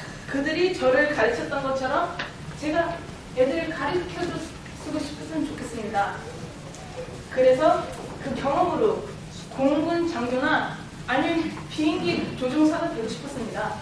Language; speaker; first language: Korean; early bilingual, heritage; Korean